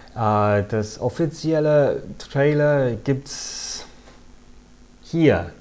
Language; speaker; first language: German; non-native, fluent; English